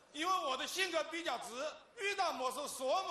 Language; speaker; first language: Chinese; native; Chinese